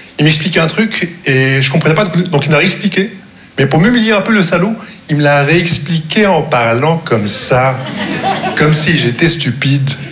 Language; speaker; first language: French; non-native, local second language; Arabic